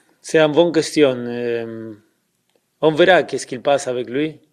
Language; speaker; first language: French; non-native, fluent; Spanish